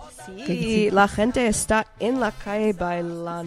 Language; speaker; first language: Spanish; non-native, learner; English